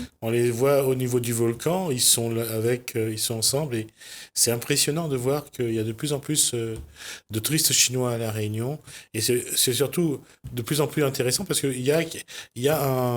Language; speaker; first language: French; native; French